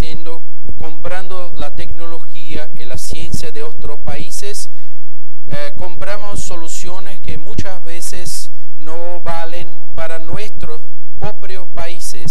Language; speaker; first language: Spanish; non-native, fluent; Portuguese